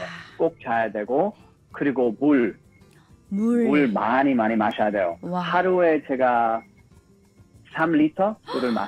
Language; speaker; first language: Korean; early bilingual, heritage; English